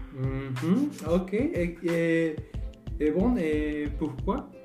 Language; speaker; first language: French; non-native, fluent; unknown